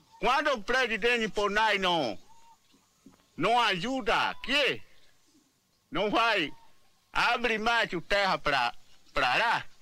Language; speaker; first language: Portuguese; non-native, local second language; Kayapó